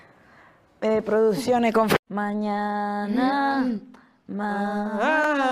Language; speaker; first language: Spanish; native; Spanish